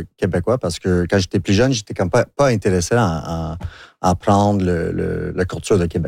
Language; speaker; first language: French; non-native, local second language; English